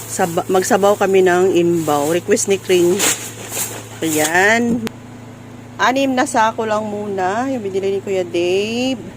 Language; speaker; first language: Filipino; native; Filipino